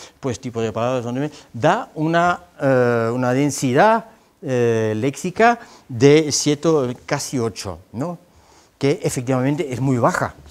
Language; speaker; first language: Spanish; non-native, fluent; Dutch